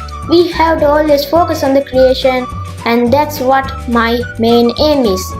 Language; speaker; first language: English; non-native, local second language; Sinhala